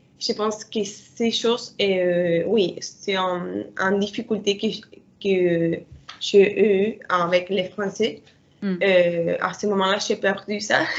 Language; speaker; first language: French; non-native, learner; Spanish